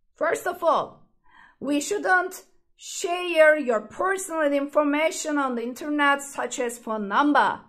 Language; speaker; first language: English; non-native, fluent; Turkish